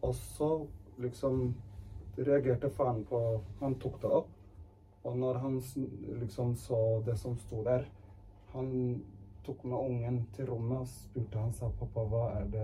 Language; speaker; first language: Norwegian; early bilingual, other home language; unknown